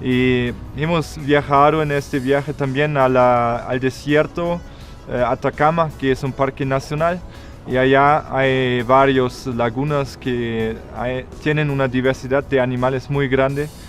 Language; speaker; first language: Spanish; non-native, fluent; German